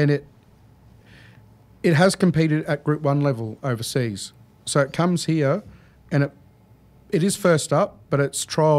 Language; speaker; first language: English; native; English